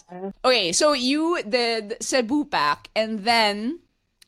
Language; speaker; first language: English; non-native, local second language; Filipino